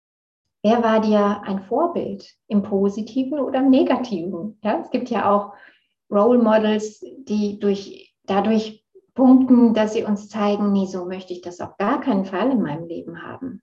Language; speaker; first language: German; native; German